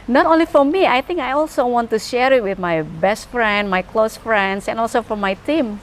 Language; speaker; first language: English; non-native, fluent; Indonesian